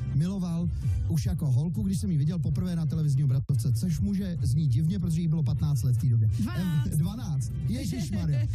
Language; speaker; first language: Czech; native; Czech